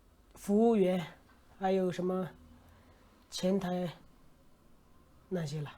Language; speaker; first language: Chinese; non-native, local second language; Tibetan